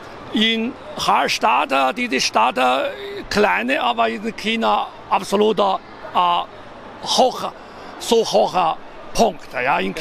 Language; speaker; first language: German; non-native, learner; Chinese